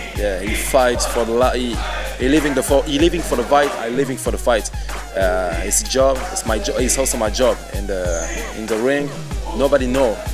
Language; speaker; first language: English; non-native, fluent; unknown